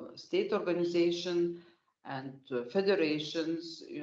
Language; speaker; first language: English; non-native, fluent; Lithuanian